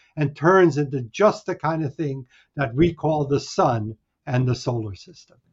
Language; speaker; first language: English; early bilingual, other home language; Hungarian